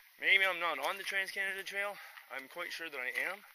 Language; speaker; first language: English; native; English